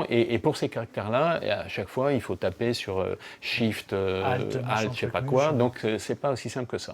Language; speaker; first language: French; native; French